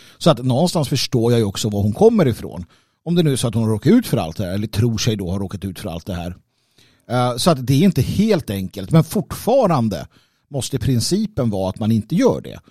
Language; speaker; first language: Swedish; native; Swedish